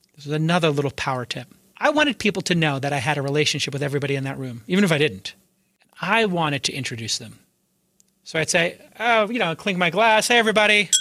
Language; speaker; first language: English; native; English